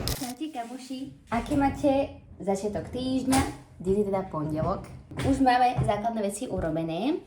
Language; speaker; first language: Slovak; native; Slovak